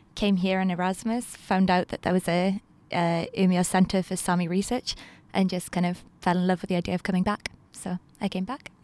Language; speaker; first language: English; non-native, local second language; Welsh